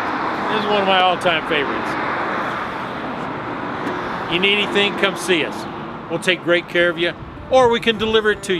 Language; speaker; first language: English; native; English